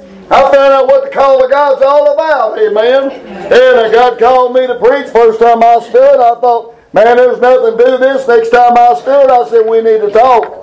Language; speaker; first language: English; native; English